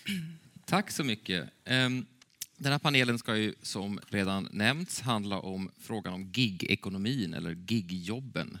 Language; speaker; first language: Swedish; native; Swedish